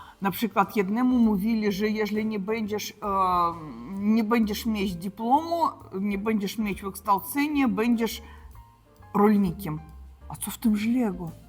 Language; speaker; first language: Polish; non-native, learner; Russian